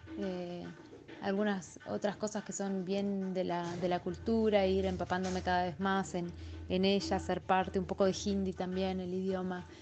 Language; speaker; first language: Spanish; native; Spanish